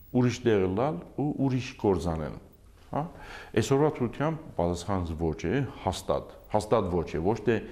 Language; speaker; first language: Armenian; early bilingual, heritage; Armenian